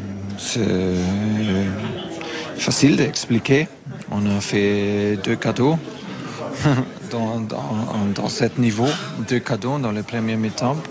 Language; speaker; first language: French; non-native, fluent; German